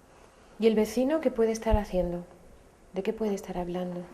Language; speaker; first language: Spanish; native; Spanish